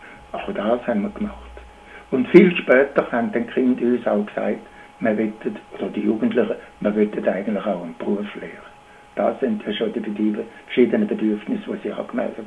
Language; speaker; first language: German; native; German